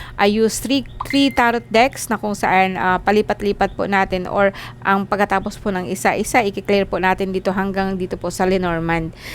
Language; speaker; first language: Filipino; non-native, local second language; Cebuano